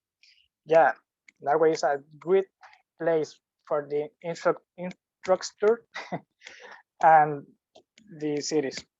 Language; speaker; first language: English; non-native, learner; Spanish